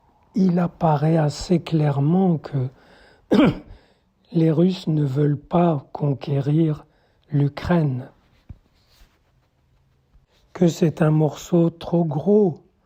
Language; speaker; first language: French; native; French